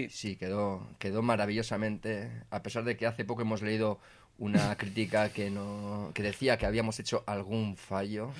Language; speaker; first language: Spanish; native; Spanish